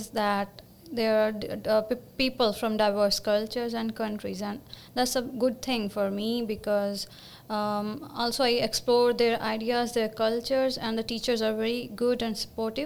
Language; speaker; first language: English; non-native, local second language; Punjabi